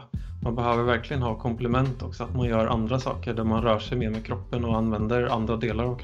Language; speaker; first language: Swedish; native; Swedish